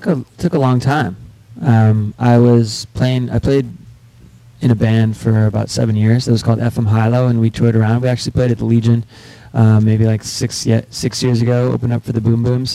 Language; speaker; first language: English; native; English